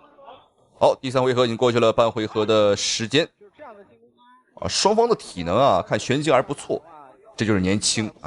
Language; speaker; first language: Chinese; native; Chinese